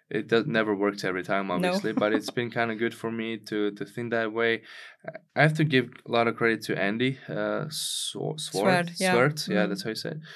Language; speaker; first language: English; non-native, fluent; Czech